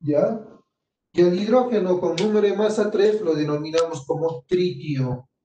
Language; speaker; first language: Spanish; native; Spanish